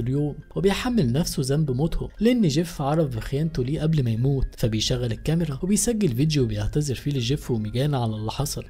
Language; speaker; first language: Arabic; native; Arabic